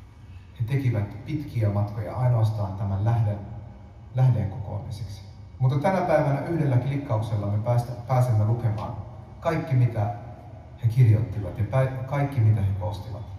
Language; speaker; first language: Finnish; early bilingual, other home language; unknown